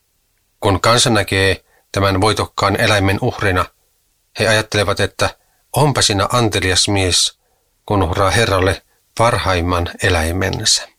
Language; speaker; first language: Finnish; native; Finnish